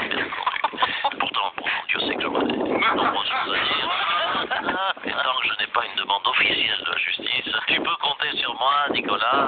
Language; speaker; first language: French; native; French